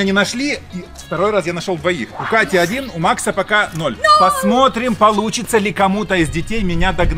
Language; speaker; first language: Russian; native; Russian